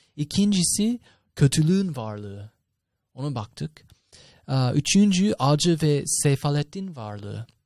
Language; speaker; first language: Turkish; non-native, fluent; English